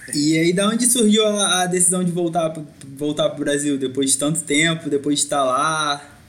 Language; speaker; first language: Portuguese; native; Portuguese